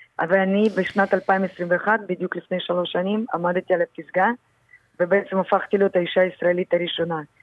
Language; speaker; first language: Hebrew; early bilingual, other home language; Russian